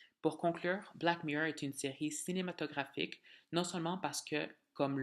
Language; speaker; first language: French; native; French